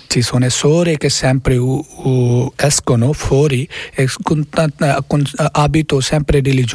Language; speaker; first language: Italian; non-native, learner; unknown